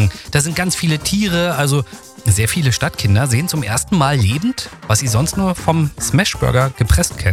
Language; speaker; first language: German; native; German